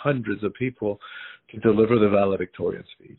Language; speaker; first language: English; early bilingual, other home language; Spanish